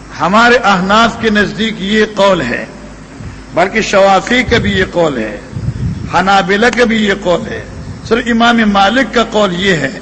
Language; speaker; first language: Urdu; non-native, local second language; Northern Hindko